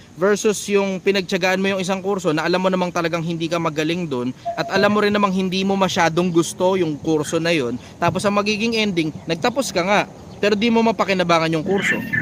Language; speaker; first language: Filipino; native; Filipino